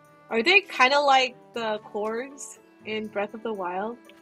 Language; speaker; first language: English; non-native, fluent; Korean